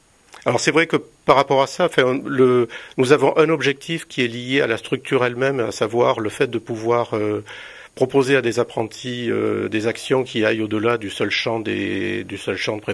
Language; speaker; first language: French; native; French